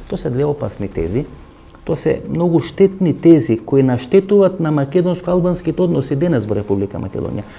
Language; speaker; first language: Macedonian; native; Macedonian